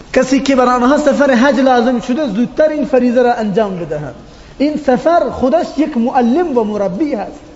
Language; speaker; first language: Persian; non-native, local second language; Baluchi